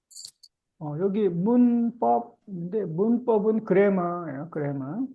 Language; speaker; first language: Korean; native; Korean